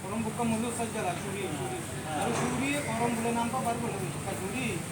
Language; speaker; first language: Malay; non-native, learner; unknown